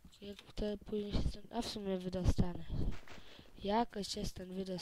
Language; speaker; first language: Polish; native; Polish